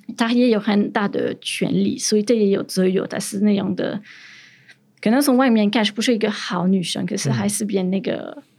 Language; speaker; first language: Chinese; non-native, fluent; French